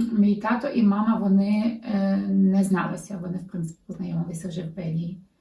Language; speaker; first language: Ukrainian; early bilingual, heritage; Ukrainian